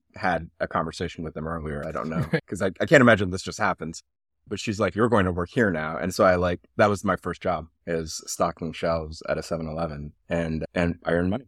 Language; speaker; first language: English; native; English